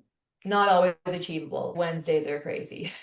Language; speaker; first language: English; native; English